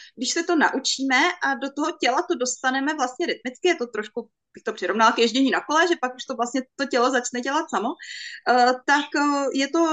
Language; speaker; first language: Czech; native; Czech